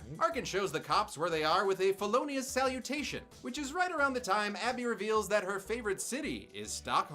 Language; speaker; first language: English; native; English